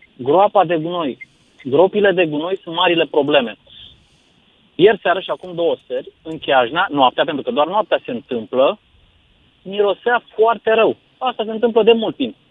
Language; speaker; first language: Romanian; native; Romanian